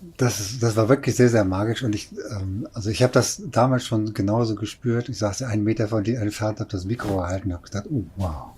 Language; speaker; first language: German; native; German